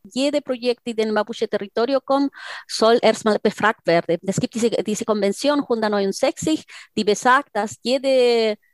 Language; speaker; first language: German; non-native, fluent; Spanish